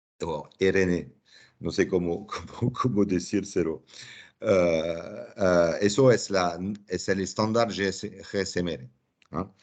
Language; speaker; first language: Spanish; non-native, fluent; French